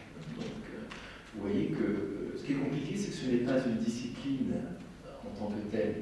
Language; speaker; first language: French; native; French